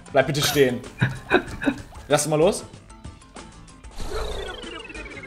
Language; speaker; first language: German; native; German